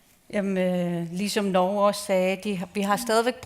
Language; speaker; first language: Danish; non-native, local second language; Kalaallisut